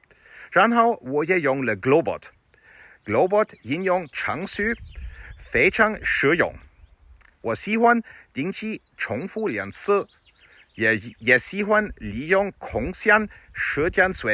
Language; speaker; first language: Chinese; non-native, learner; German